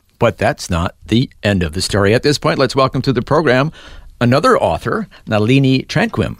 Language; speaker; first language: English; native; English